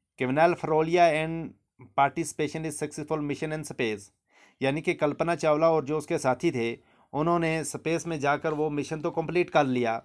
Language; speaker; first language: Hindi; native; Hindi